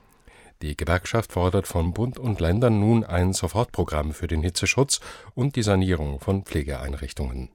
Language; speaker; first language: German; native; German